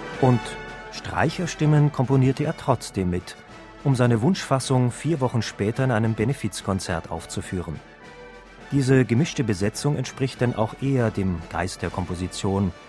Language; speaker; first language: German; native; German